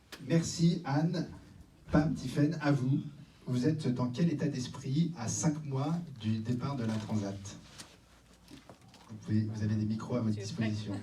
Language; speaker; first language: French; native; French